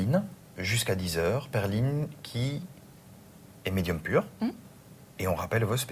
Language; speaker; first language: French; native; French